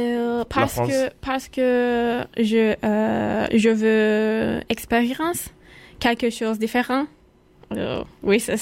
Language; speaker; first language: French; non-native, learner; Turkish